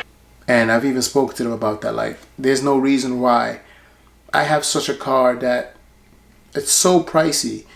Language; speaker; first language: English; native; English